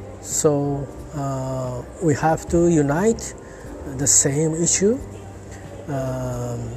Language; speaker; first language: English; non-native, learner; Japanese